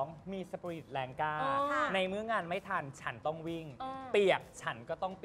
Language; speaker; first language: Thai; native; Thai